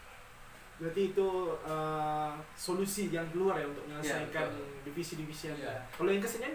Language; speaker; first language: Indonesian; native; Indonesian